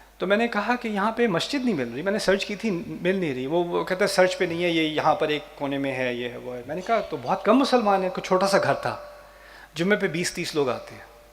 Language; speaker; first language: Urdu; native; Urdu